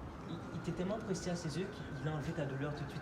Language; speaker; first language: French; native; French